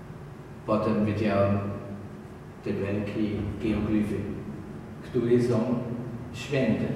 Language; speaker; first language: Polish; non-native, learner; German